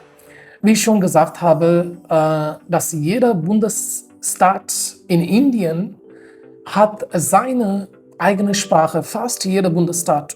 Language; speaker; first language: German; non-native, fluent; Haryanvi